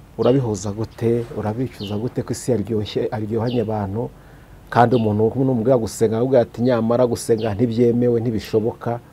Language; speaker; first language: Kinyarwanda; native; Kinyarwanda